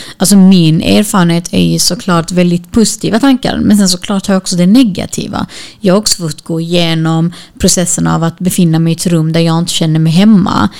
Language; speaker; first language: Swedish; early bilingual, other home language; Kurdish